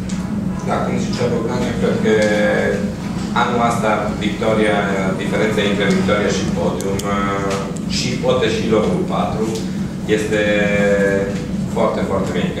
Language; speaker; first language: Romanian; non-native, fluent; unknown